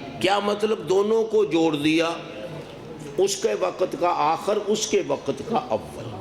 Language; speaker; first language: Urdu; non-native, local second language; Punjabi